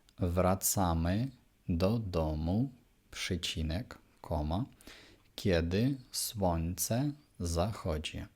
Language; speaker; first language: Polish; non-native, fluent; Ukrainian